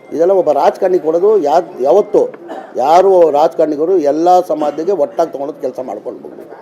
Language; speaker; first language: Kannada; non-native, local second language; Urdu